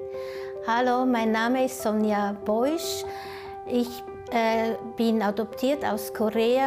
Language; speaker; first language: German; early bilingual, other home language; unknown